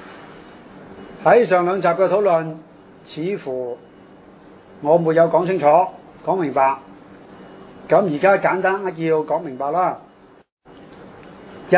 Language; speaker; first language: Chinese; non-native, local second language; Cantonese